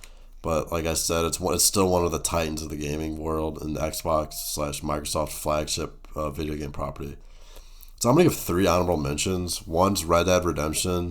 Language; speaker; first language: English; native; English